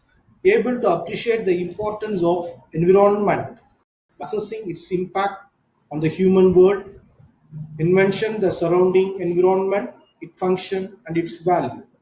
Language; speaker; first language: English; non-native, local second language; Tamil